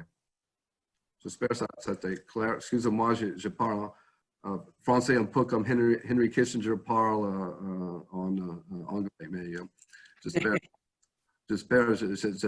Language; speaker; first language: French; non-native, fluent; English